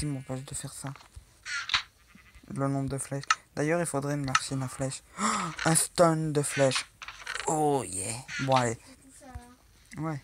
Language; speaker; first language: French; native; French